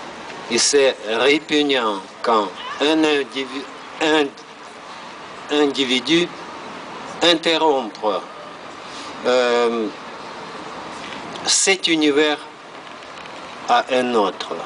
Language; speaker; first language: French; non-native, fluent; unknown